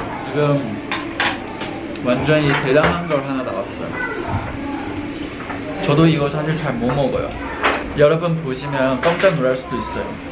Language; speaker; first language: Korean; non-native, fluent; Chinese